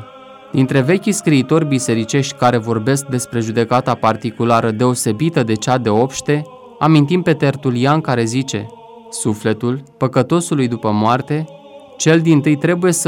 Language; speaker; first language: Romanian; native; Romanian